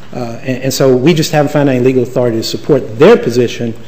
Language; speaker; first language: English; native; English